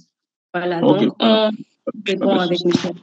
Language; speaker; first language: French; native; French